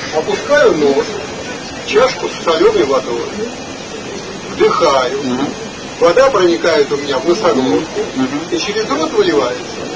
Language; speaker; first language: Russian; native; Russian